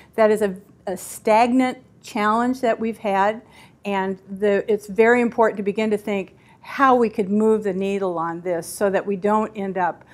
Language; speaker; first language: English; native; English